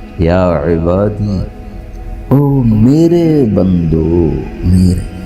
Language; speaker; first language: Urdu; non-native, local second language; Punjabi